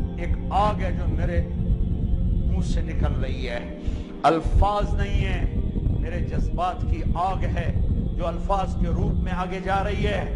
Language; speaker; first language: Urdu; non-native, local second language; Punjabi